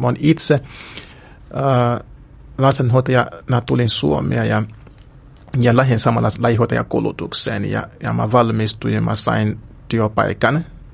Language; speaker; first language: Finnish; non-native, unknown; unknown